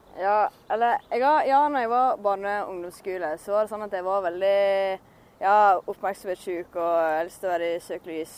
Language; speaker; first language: Norwegian; native; Norwegian